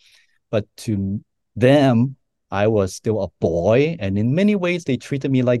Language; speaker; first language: English; non-native, local second language; Cantonese